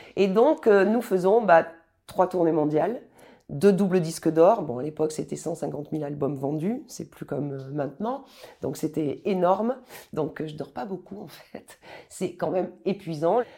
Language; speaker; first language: French; native; French